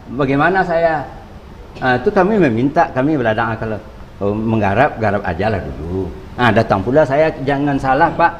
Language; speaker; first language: Indonesian; non-native, local second language; Minangkabau